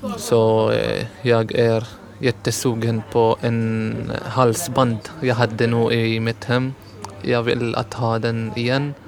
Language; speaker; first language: Swedish; non-native, learner; Arabic